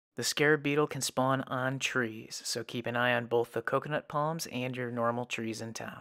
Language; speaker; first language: English; native; English